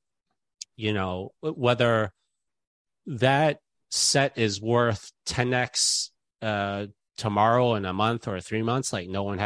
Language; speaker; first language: English; native; English